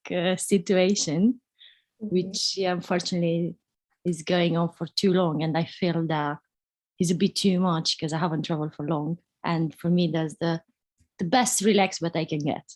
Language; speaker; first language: English; non-native, learner; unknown